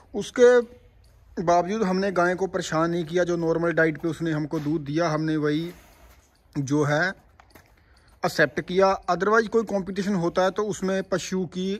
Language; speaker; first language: Hindi; non-native, local second language; Punjabi